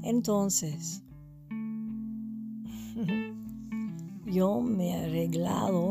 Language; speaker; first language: Spanish; non-native, fluent; English